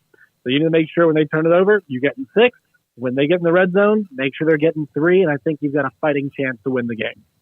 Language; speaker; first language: English; native; English